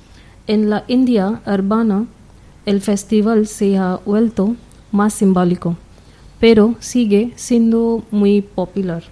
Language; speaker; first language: Spanish; non-native, learner; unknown